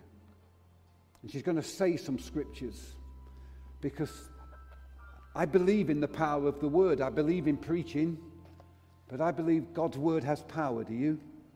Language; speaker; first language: English; native; English